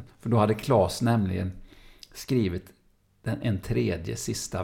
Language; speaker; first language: Swedish; native; Swedish